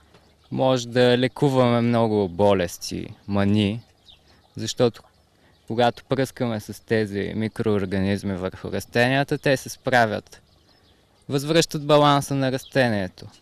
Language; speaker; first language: Bulgarian; native; Bulgarian